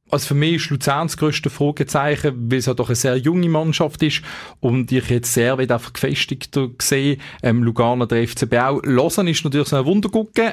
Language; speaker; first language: German; native; German